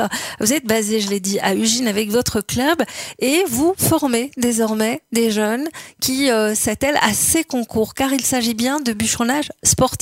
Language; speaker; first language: French; native; French